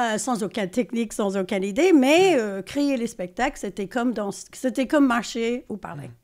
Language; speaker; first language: French; non-native, fluent; English